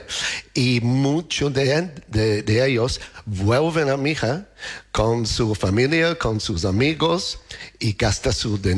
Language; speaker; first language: Spanish; non-native, learner; English